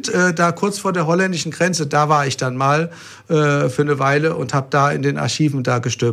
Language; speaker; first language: German; native; German